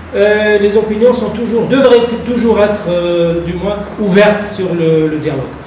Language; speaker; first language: French; non-native, local second language; Arabic